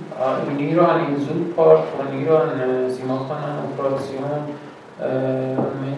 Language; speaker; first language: German; non-native, learner; Persian